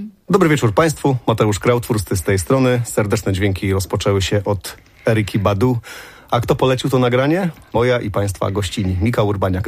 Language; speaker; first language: Polish; native; Polish